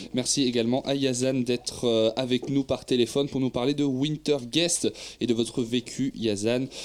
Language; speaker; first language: French; native; French